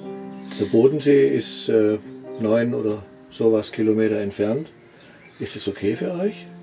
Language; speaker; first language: German; native; German